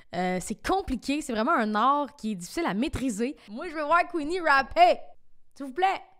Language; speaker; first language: French; native; French